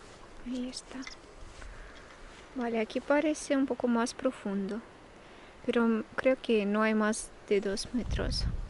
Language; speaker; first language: Spanish; non-native, fluent; Russian